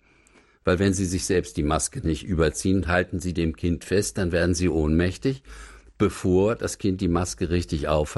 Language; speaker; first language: German; native; German